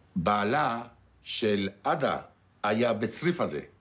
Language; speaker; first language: Hebrew; non-native, fluent; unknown